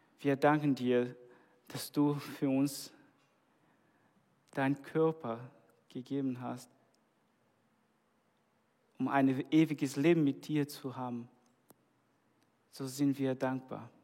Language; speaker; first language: German; non-native, fluent; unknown